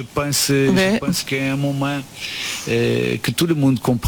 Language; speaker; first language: French; non-native, fluent; Portuguese